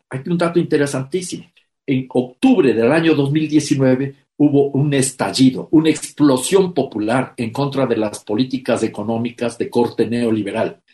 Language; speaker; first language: Spanish; native; Spanish